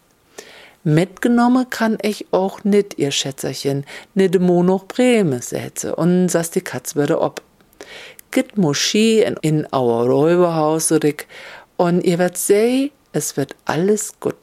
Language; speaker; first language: German; native; German